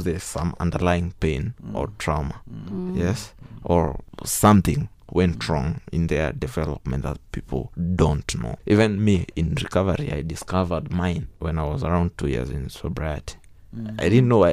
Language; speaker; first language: English; non-native, local second language; Kikuyu